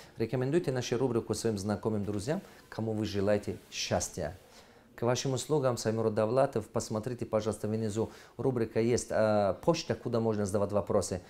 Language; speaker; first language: Russian; non-native, local second language; Tajik